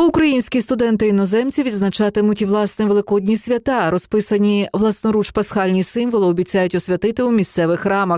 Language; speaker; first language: Ukrainian; native; Ukrainian